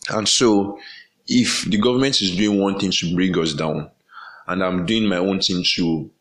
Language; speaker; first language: English; non-native, local second language; Yoruba